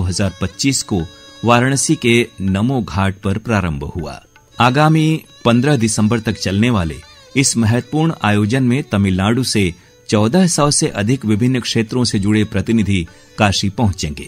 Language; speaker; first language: Hindi; native; Hindi